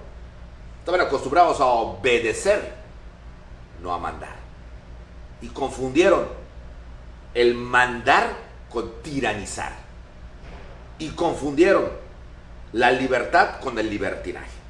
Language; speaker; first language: Spanish; native; Spanish